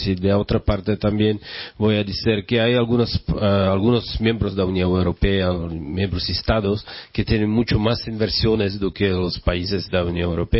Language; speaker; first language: Spanish; non-native, learner; Czech